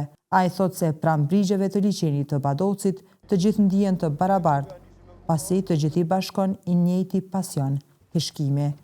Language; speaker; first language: Albanian; native; Albanian